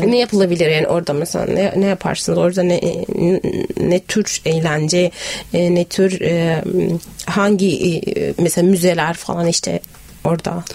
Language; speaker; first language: Turkish; non-native, fluent; Arabic